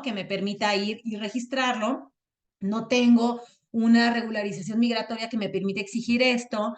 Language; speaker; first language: Spanish; native; Spanish